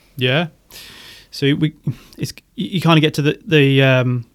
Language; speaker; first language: English; native; English